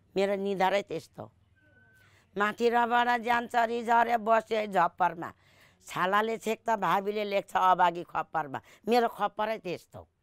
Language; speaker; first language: Nepali; native; Nepali